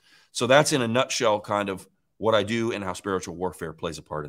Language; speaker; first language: English; native; English